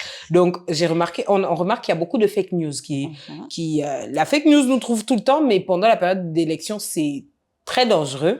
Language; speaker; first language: French; native; French